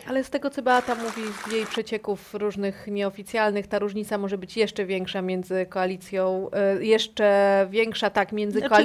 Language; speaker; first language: Polish; native; Polish